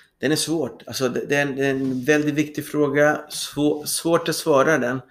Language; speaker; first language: Swedish; non-native, fluent; Spanish